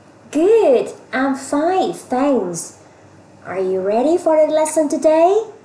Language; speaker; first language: English; non-native, fluent; Vietnamese